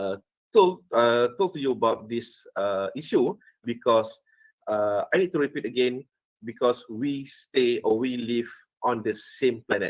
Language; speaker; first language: English; non-native, fluent; Malay